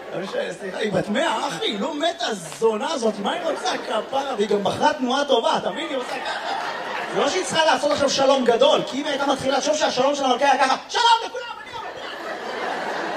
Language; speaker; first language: Hebrew; native; Hebrew